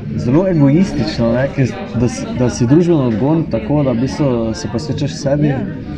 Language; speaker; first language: Slovenian; native; Slovenian